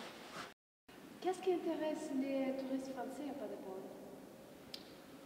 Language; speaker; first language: French; non-native, learner; German